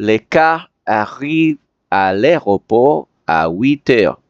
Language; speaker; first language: French; non-native, fluent; Spanish